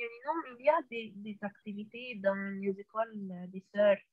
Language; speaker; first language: French; non-native, learner; Arabic